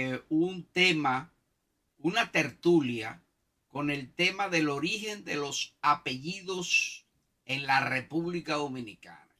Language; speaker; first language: Spanish; native; Spanish